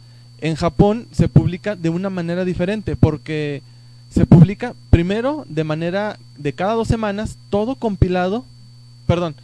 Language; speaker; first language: Spanish; native; Spanish